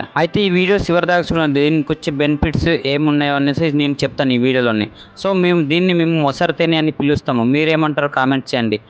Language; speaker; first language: Telugu; non-native, local second language; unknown